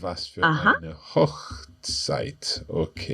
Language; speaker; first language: German; non-native, fluent; English